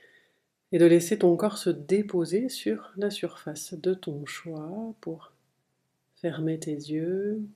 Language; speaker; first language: French; native; French